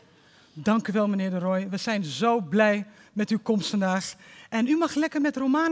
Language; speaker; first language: Dutch; native; Dutch